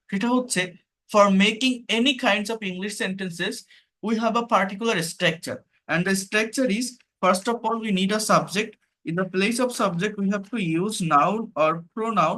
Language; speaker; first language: English; non-native, fluent; Bangla